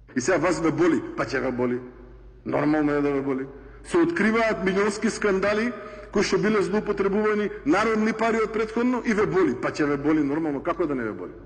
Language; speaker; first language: Macedonian; native; Macedonian